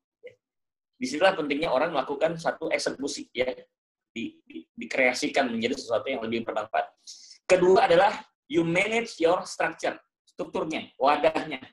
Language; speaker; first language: Indonesian; native; Indonesian